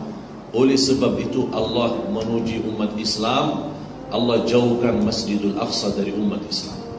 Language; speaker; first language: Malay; non-native, fluent; Arabic